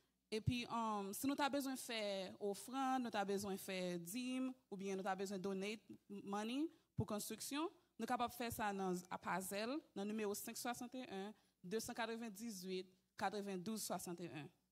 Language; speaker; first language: French; early bilingual, heritage; French